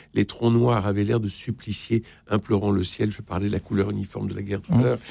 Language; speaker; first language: French; native; French